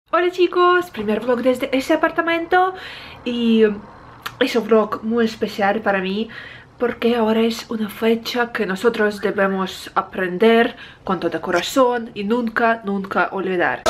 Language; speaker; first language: Spanish; non-native, learner; Russian